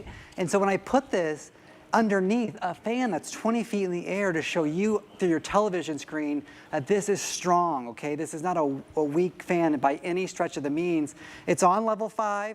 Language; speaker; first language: English; native; English